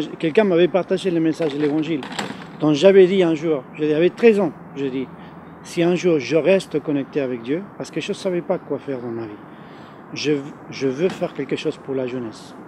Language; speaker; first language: French; non-native, fluent; Spanish